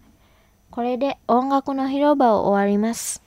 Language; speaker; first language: Japanese; non-native, fluent; Indonesian